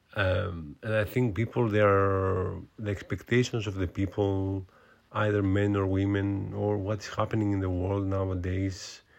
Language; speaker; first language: English; non-native, fluent; Greek